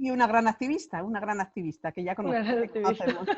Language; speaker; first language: Spanish; native; Spanish